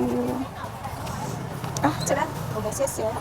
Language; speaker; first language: Chinese; non-native, learner; Indonesian